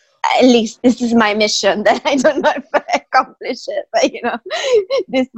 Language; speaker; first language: English; native; English